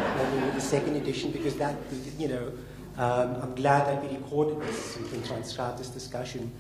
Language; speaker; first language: English; native; English